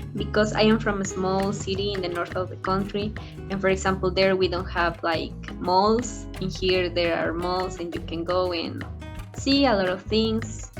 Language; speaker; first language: English; non-native, fluent; Spanish